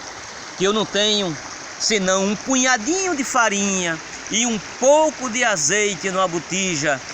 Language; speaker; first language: Portuguese; native; Portuguese